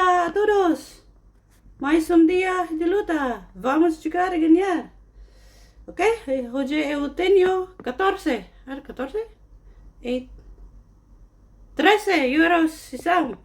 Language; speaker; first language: Portuguese; non-native, learner; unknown